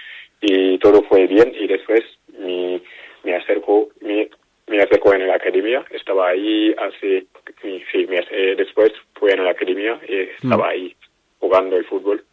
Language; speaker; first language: Spanish; non-native, learner; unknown